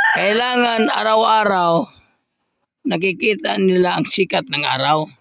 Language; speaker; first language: Filipino; non-native, local second language; Cebuano